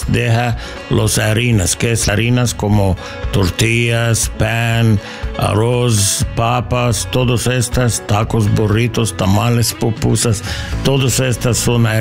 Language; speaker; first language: Spanish; non-native, learner; English